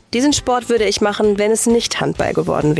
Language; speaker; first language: German; native; German